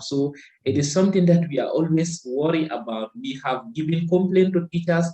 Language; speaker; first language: English; non-native, learner; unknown